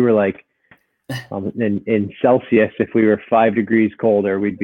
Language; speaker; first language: English; native; English